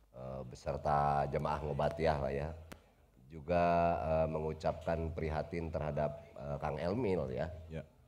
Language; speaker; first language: Indonesian; non-native, local second language; Sundanese